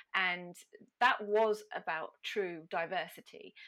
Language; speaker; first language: English; native; English